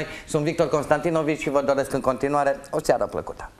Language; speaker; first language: Romanian; native; Romanian